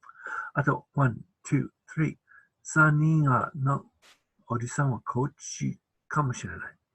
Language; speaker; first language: Japanese; non-native, learner; English